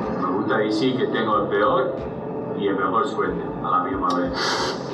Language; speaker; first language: Spanish; early bilingual, heritage; English